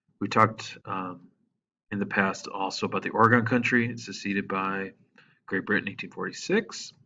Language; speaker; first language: English; native; English